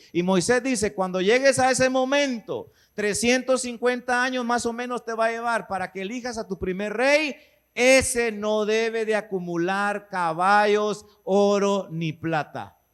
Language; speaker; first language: Spanish; native; Spanish